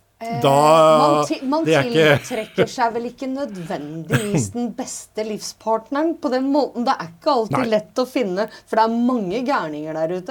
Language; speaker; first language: Norwegian; native; Norwegian